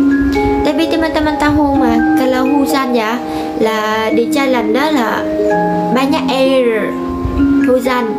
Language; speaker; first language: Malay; non-native, learner; Vietnamese